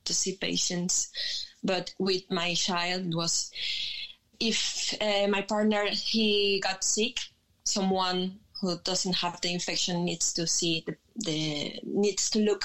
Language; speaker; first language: English; non-native, learner; Spanish